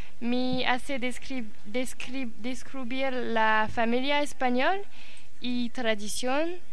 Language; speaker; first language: Spanish; non-native, learner; French